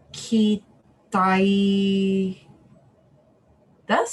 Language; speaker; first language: Japanese; non-native, learner; English